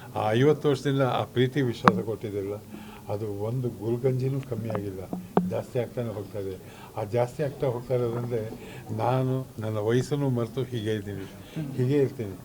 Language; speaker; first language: Kannada; native; Kannada